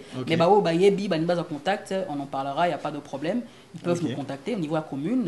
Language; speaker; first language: French; non-native, local second language; Lingala